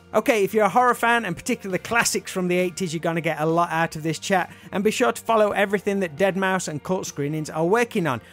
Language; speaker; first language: English; native; English